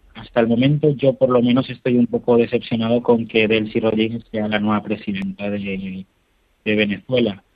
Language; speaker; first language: Spanish; native; Spanish